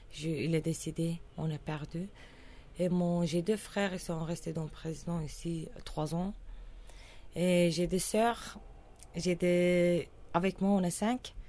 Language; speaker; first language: French; non-native, learner; Kurdish